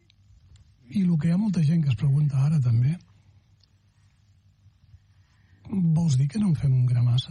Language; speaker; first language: Catalan; native; Catalan